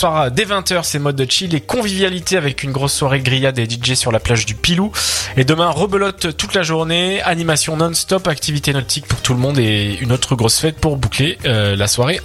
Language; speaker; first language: French; native; French